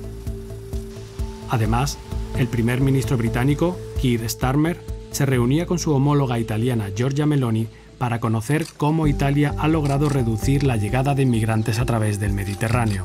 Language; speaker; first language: Spanish; native; Spanish